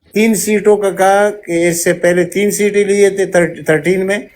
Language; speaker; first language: Urdu; native; Urdu